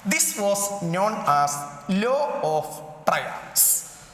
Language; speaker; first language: English; non-native, local second language; Malayalam